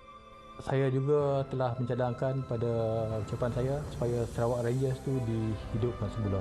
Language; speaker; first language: Malay; native; Malay